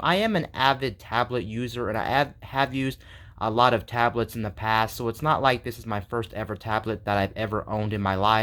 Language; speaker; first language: English; native; English